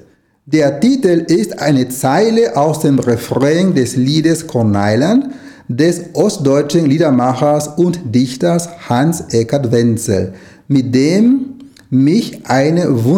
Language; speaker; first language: German; non-native, fluent; Spanish